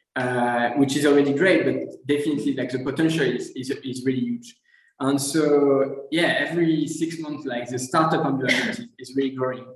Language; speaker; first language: English; non-native, fluent; French